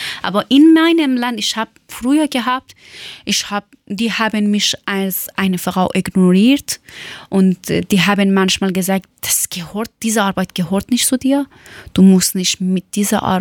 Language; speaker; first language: German; non-native, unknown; Persian